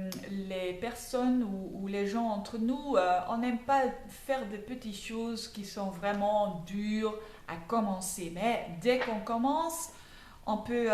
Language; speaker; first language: French; non-native, fluent; Dutch